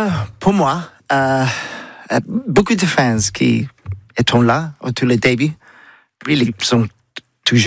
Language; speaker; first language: French; non-native, learner; English